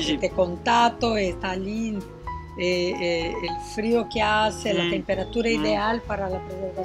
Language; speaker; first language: Spanish; non-native, fluent; Portuguese